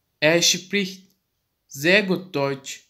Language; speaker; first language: German; non-native, fluent; Turkish